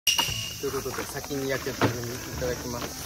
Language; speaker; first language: Japanese; native; Japanese